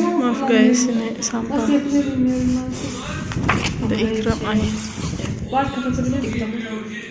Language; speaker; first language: Turkish; non-native, learner; Indonesian